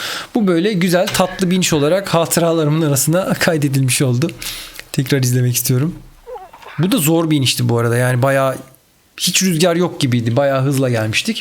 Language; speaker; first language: Turkish; native; Turkish